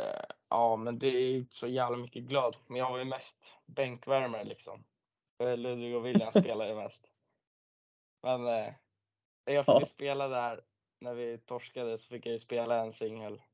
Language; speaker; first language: Swedish; native; Swedish